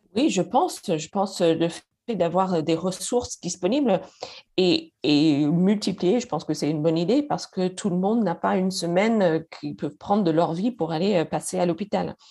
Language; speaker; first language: French; non-native, fluent; English